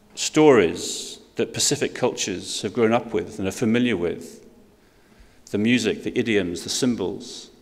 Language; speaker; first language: English; native; English